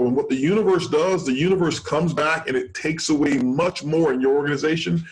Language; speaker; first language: English; native; English